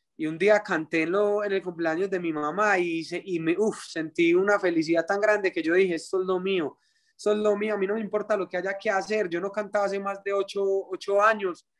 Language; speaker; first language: Spanish; native; Spanish